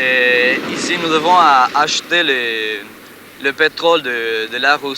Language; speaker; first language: French; non-native, learner; Spanish